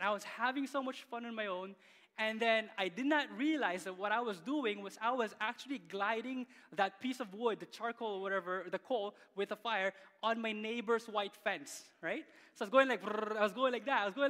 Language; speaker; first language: English; non-native, local second language; Filipino